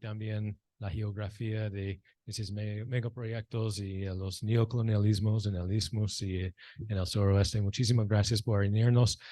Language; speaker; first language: Spanish; non-native, fluent; English